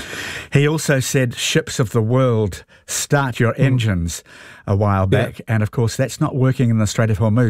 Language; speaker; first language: English; native; English